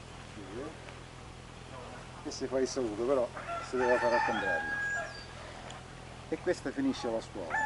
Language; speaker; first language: Italian; native; Italian